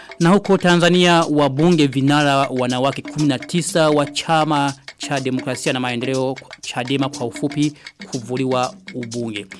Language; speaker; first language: Swahili; non-native, local second language; Rundi